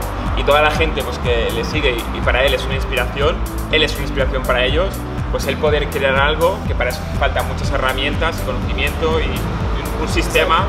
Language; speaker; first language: Spanish; native; Spanish